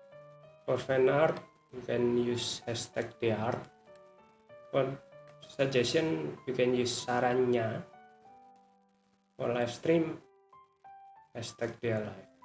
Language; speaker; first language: English; non-native, learner; Indonesian